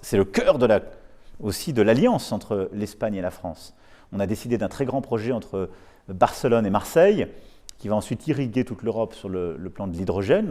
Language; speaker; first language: French; native; French